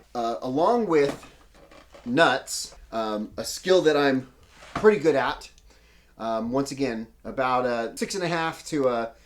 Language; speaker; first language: English; native; English